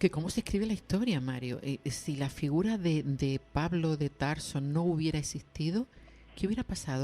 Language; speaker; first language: Spanish; native; Spanish